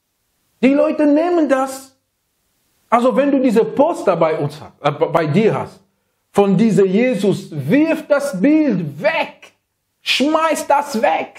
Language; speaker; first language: German; non-native, fluent; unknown